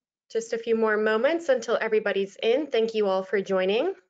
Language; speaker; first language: English; native; English